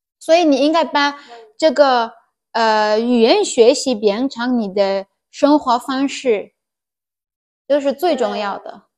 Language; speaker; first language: Chinese; non-native, fluent; Persian